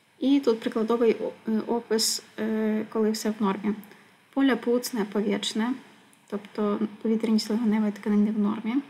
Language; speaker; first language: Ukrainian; native; Ukrainian